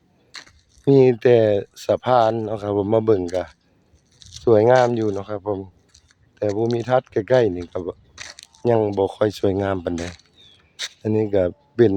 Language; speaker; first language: Thai; non-native, local second language; Northeastern Thai